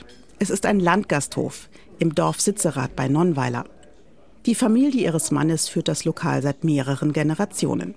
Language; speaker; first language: German; native; German